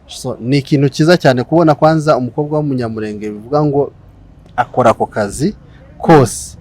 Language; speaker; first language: Kinyarwanda; native; Kinyarwanda